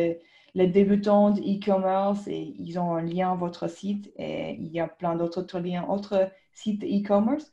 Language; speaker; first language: French; non-native, fluent; English